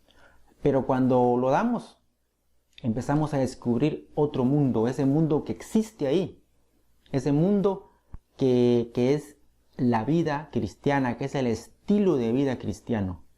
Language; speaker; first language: Spanish; native; Spanish